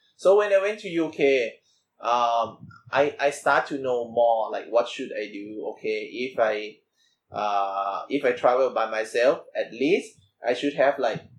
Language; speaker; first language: English; non-native, learner; Thai